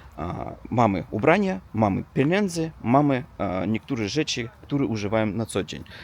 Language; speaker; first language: Polish; non-native, learner; Russian